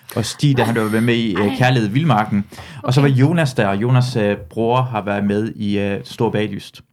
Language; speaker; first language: Danish; native; Danish